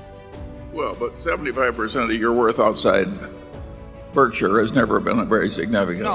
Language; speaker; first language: English; native; English